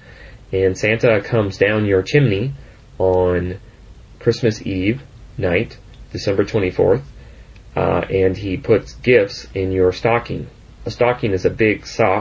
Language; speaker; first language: English; native; English